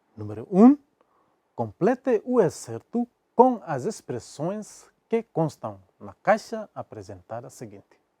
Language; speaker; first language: Portuguese; non-native, local second language; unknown